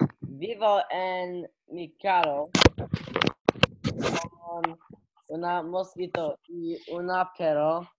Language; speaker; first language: Spanish; non-native, learner; English